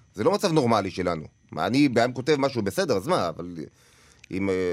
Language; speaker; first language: Hebrew; native; Hebrew